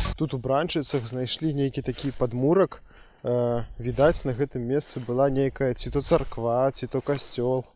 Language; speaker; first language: Belarusian; non-native, local second language; Russian